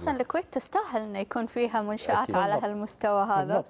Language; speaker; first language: Arabic; native; Arabic